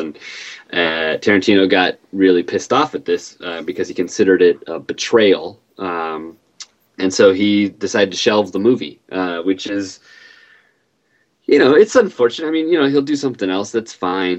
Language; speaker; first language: English; native; English